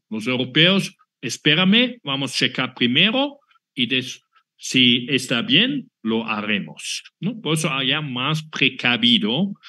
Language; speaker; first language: Spanish; non-native, fluent; German